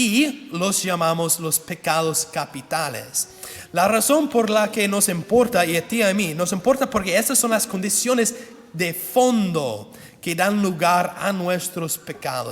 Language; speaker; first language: Spanish; non-native, fluent; English